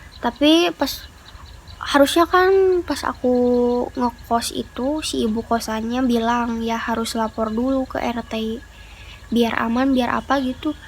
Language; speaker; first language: Indonesian; non-native, local second language; Sundanese